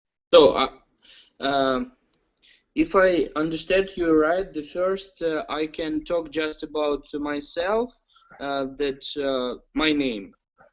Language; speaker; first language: English; non-native, learner; Ukrainian